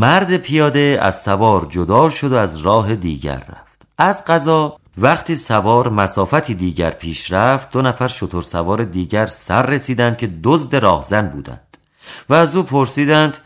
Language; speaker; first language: Persian; native; Persian